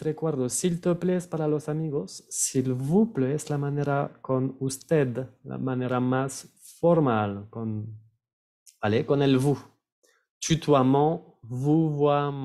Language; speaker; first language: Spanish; non-native, fluent; French